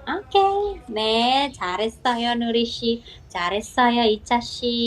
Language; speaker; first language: Korean; non-native, fluent; Indonesian